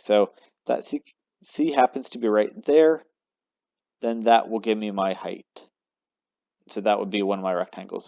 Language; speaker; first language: English; native; English